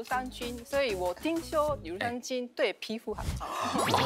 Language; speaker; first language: Chinese; non-native, learner; Korean